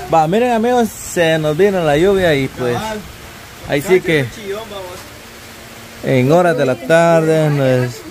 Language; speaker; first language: Spanish; native; Spanish